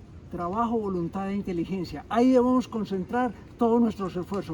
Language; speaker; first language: Spanish; native; Spanish